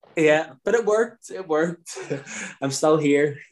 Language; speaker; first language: English; native; English